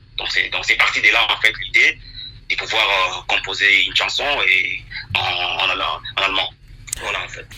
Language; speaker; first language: French; non-native, local second language; Lingala